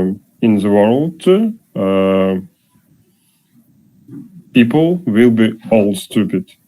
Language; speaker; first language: English; non-native, learner; Russian